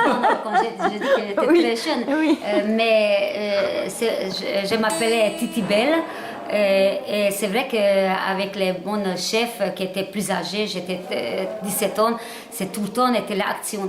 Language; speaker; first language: French; non-native, learner; Hungarian